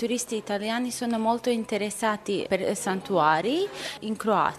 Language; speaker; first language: Italian; non-native, learner; Croatian